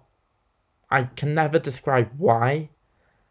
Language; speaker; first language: English; native; English